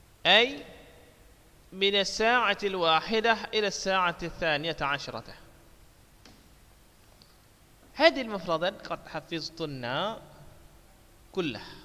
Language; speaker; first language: Arabic; non-native, fluent; Indonesian